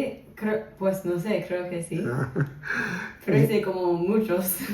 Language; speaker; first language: Spanish; non-native, fluent; English